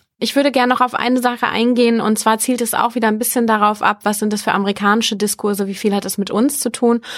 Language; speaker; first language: German; native; German